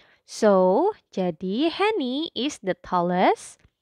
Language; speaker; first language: English; non-native, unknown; Indonesian